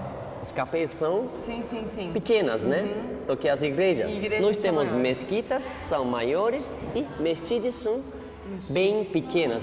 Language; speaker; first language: Portuguese; non-native, learner; Turkish